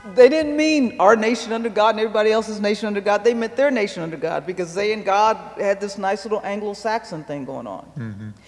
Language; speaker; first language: English; native; English